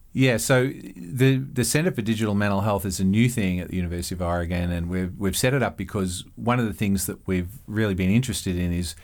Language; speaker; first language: English; native; English